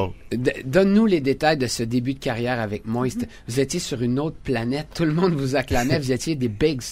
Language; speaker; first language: French; native; French